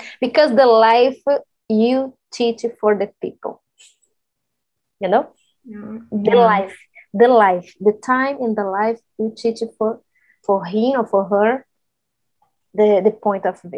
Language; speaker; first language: English; non-native, learner; Portuguese